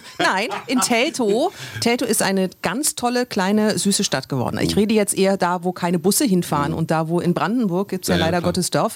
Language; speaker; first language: German; native; German